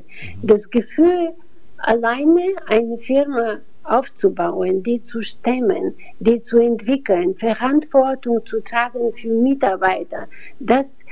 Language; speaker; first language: German; non-native, fluent; Bulgarian